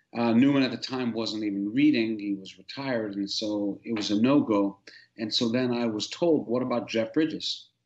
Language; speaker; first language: English; native; English